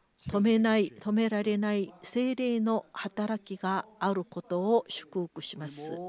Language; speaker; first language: Japanese; non-native, fluent; Korean